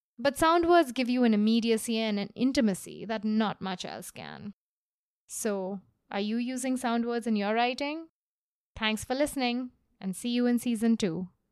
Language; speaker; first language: English; non-native, local second language; Hindi